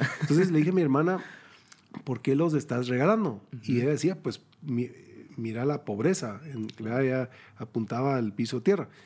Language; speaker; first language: Spanish; early bilingual, heritage; Spanish